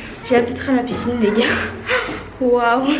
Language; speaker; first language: French; native; French